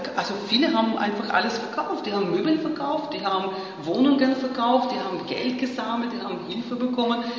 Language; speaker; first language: German; non-native, fluent; Ukrainian